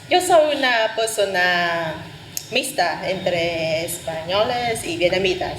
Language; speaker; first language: Spanish; non-native, fluent; Vietnamese